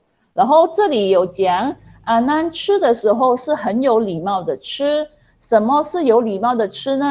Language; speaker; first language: Chinese; non-native, local second language; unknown